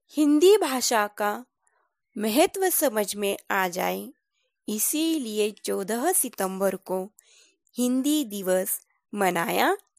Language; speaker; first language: Hindi; non-native, local second language; Marathi